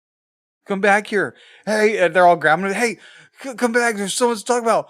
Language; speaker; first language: English; native; English